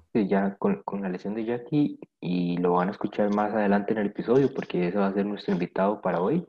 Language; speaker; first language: Spanish; native; Spanish